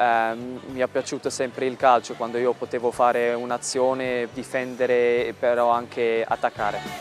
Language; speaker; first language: Italian; non-native, fluent; German